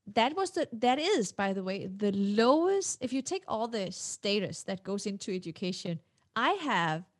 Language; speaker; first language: English; non-native, fluent; Danish